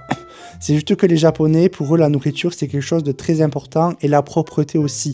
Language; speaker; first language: French; native; French